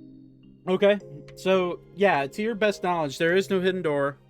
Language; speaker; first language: English; native; English